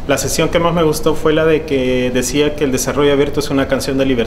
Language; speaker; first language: Spanish; native; Spanish